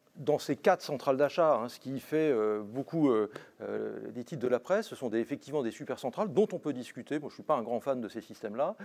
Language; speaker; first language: French; native; French